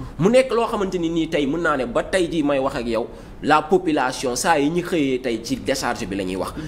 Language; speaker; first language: Wolof; non-native, local second language; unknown